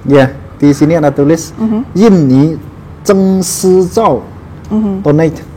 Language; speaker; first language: Indonesian; non-native, learner; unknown